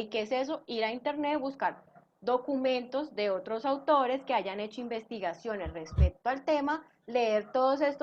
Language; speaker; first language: Spanish; native; Spanish